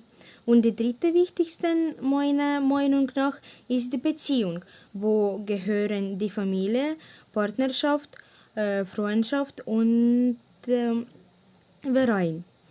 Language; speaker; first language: German; non-native, learner; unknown